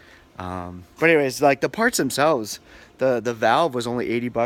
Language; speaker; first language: English; native; English